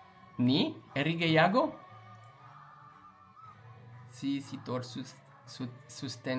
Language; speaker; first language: Basque; non-native, learner; English